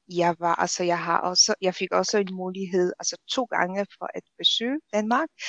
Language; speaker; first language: Danish; non-native, fluent; Polish